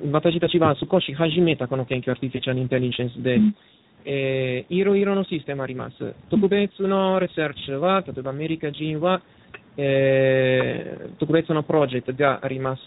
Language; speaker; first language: Japanese; non-native, learner; Italian